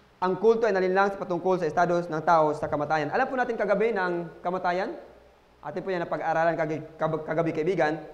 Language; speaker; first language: Filipino; non-native, local second language; Cebuano